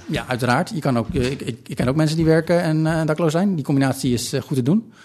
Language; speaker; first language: Dutch; native; Dutch